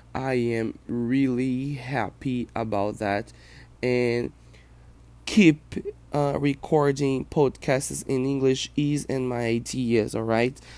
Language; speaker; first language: English; non-native, fluent; Portuguese